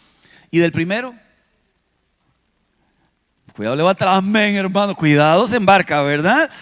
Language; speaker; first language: Spanish; native; Spanish